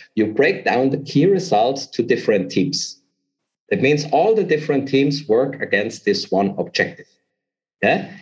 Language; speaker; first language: English; non-native, fluent; German